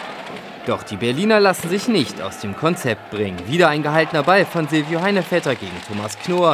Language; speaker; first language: German; native; German